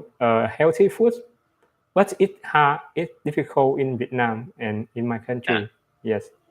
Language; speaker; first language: English; non-native, learner; Vietnamese